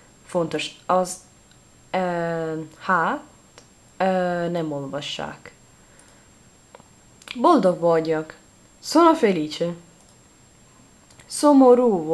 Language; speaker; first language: Hungarian; non-native, learner; Italian